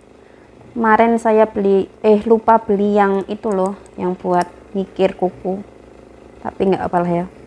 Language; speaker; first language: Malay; non-native, local second language; Javanese